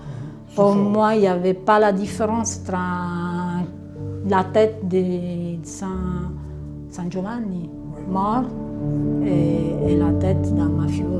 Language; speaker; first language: French; non-native, fluent; Italian